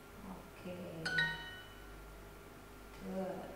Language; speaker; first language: English; non-native, learner; Indonesian